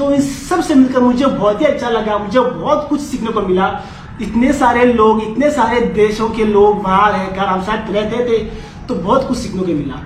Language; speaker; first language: Hindi; non-native, fluent; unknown